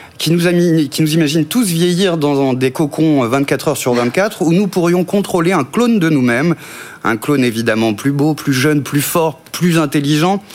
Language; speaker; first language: French; native; French